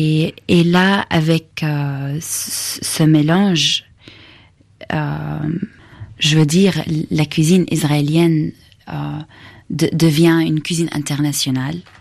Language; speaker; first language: French; non-native, fluent; Arabic